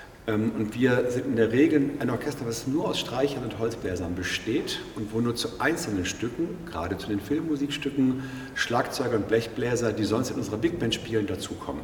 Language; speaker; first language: German; native; German